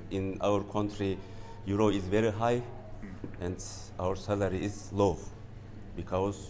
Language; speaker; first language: English; non-native, learner; Turkish